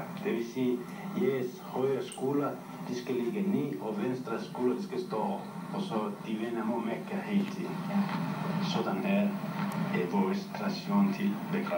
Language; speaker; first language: Danish; non-native, learner; Turkish